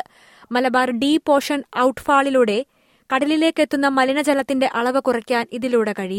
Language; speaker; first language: Malayalam; native; Malayalam